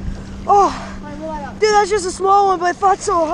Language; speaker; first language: English; native; English